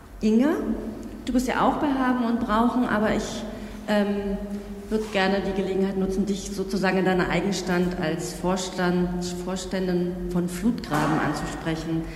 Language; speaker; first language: German; native; German